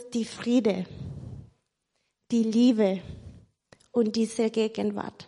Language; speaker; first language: German; non-native, fluent; Spanish